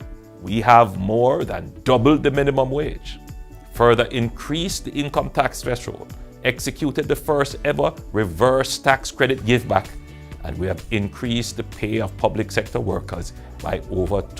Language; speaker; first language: English; native; English